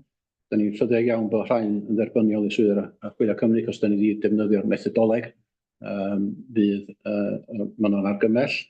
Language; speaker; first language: Welsh; native; Welsh